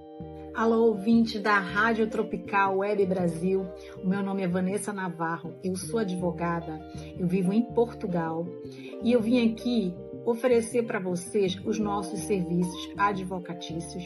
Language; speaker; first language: Portuguese; native; Portuguese